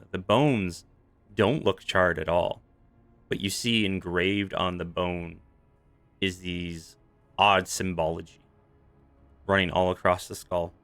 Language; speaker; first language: English; native; English